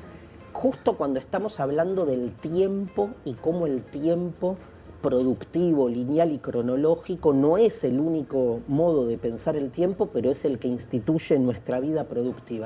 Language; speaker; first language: Spanish; native; Spanish